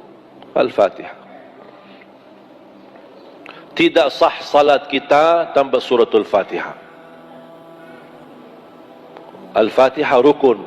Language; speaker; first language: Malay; non-native, fluent; Arabic